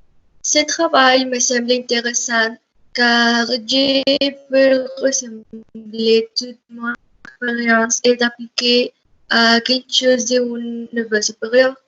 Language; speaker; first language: French; non-native, learner; Spanish